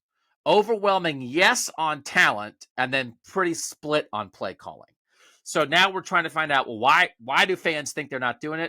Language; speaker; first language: English; native; English